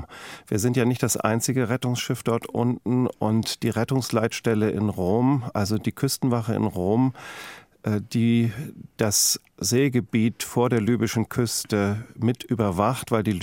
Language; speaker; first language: German; native; German